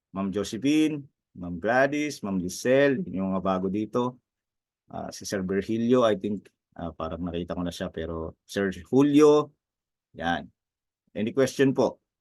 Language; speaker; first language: Filipino; native; Filipino